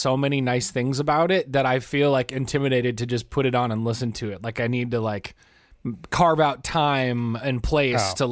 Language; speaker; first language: English; native; English